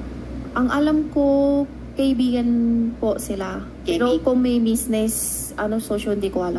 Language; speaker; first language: Filipino; non-native, learner; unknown